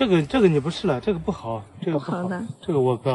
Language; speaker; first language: Chinese; native; Chinese